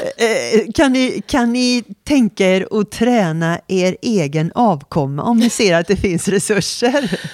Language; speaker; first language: Swedish; native; Swedish